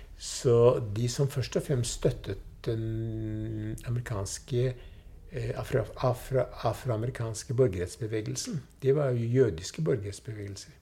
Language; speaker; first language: Norwegian; early bilingual, other home language; Swedish